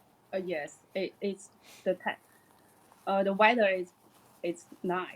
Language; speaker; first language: English; non-native, learner; Chinese